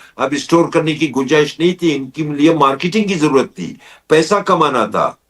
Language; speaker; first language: Urdu; non-native, local second language; Baluchi